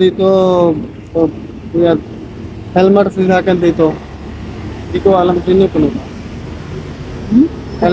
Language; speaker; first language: Filipino; non-native, learner; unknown